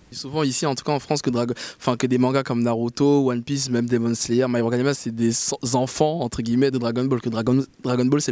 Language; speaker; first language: French; native; French